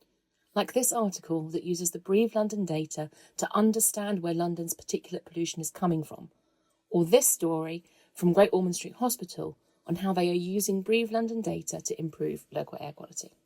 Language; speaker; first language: English; native; English